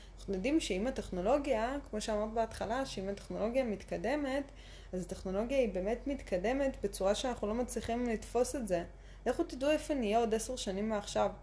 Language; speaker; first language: Hebrew; early bilingual, other home language; Russian